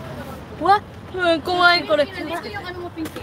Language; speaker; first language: Japanese; non-native, learner; Filipino